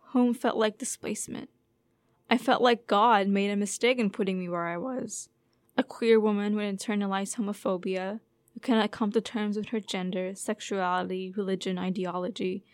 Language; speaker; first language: English; non-native, fluent; Turkish